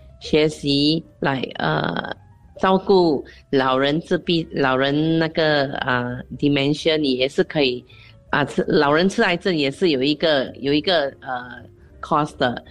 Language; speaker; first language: Chinese; non-native, local second language; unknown